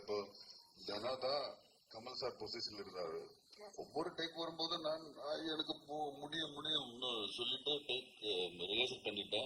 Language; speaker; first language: Tamil; non-native, learner; Malayalam